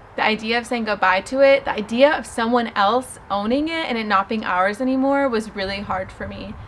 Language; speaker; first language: English; native; English